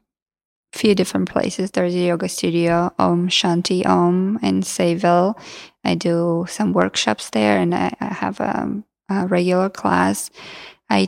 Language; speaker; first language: English; non-native, fluent; Georgian